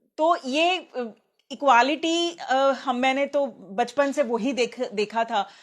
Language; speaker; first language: Hindi; non-native, local second language; Gujarati